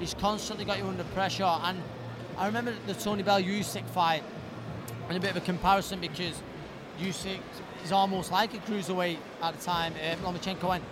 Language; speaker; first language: English; non-native, fluent; Ukrainian